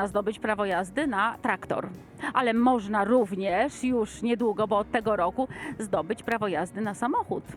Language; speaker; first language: Polish; native; Polish